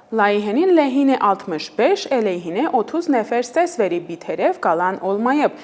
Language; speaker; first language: Azerbaijani; non-native, fluent; Armenian